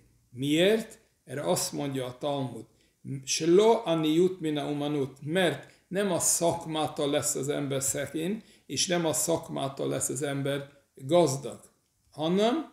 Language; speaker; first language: Hungarian; early bilingual, heritage; English